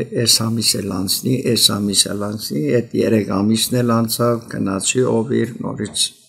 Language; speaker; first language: Armenian; early bilingual, heritage; Armenian